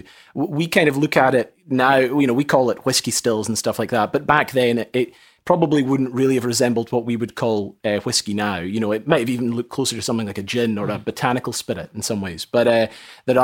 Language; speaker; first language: English; native; English